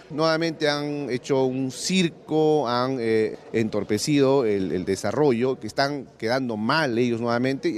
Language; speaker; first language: Spanish; native; Spanish